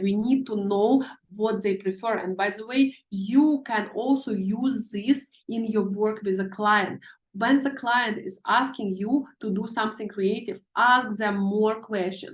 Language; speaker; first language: English; non-native, fluent; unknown